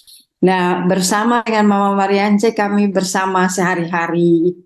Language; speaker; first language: Indonesian; native; Indonesian